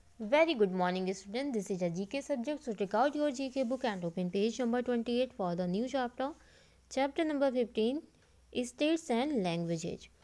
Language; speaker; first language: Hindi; native; Hindi